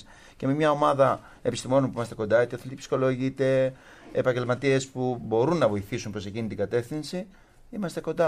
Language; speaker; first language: Greek; native; Greek